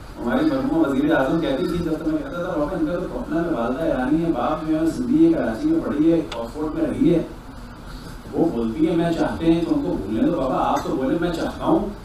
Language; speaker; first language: Urdu; native; Urdu